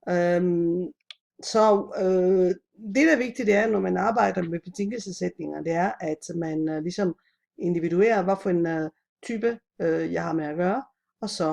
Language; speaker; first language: Danish; non-native, fluent; Italian